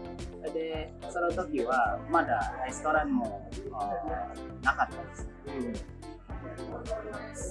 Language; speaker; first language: Japanese; non-native, fluent; Indonesian